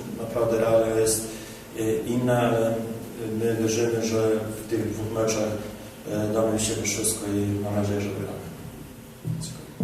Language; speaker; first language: Polish; non-native, fluent; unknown